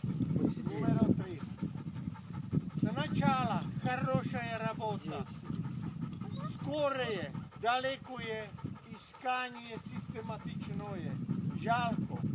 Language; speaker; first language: Russian; non-native, learner; Czech